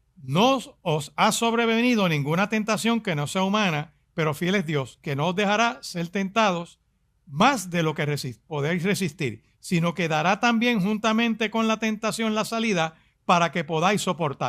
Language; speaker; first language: Spanish; native; Spanish